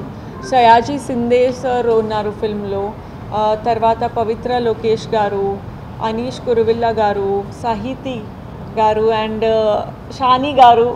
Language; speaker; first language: Telugu; non-native, learner; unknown